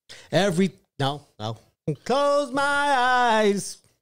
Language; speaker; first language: English; native; English